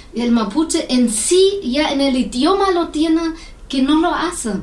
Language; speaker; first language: Spanish; non-native, fluent; German